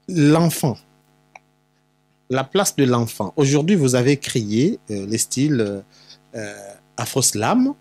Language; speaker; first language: French; non-native, local second language; Lingala